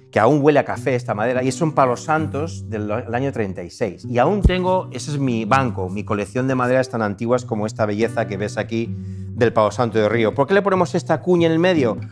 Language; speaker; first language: Spanish; early bilingual, heritage; Spanish